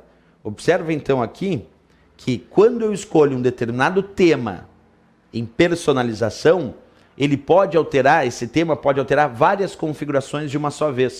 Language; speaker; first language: Portuguese; native; Portuguese